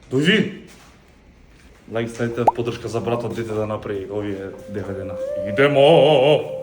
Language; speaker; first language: Macedonian; native; Macedonian